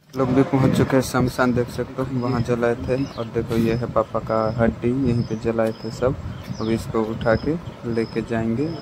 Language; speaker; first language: Hindi; non-native, local second language; Odia